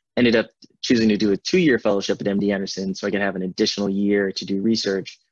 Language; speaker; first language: English; native; English